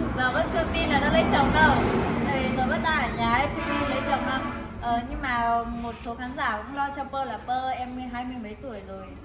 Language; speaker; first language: Vietnamese; non-native, local second language; Hmong